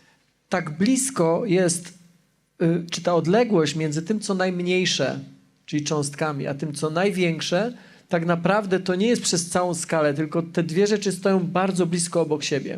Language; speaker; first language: Polish; native; Polish